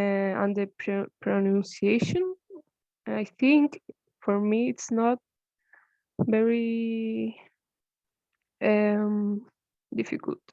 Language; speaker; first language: English; non-native, learner; Spanish